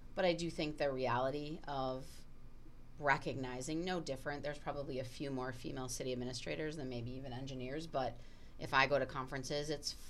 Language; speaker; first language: English; native; English